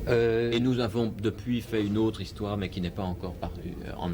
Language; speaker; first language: French; native; French